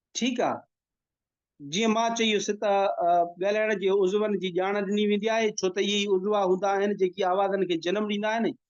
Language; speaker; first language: Sindhi; native; Sindhi